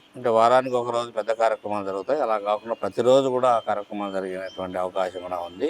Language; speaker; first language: Telugu; native; Telugu